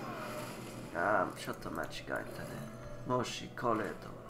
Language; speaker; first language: Japanese; non-native, learner; English